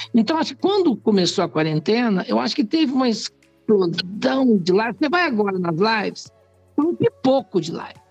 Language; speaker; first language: Portuguese; native; Portuguese